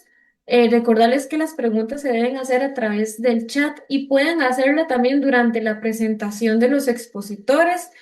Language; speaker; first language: Spanish; native; Spanish